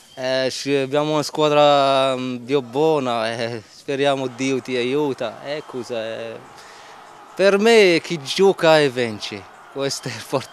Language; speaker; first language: Italian; non-native, learner; Arabic